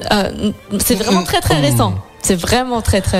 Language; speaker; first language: French; native; French